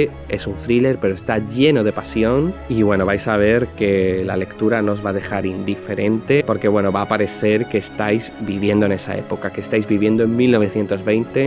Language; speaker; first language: Spanish; native; Spanish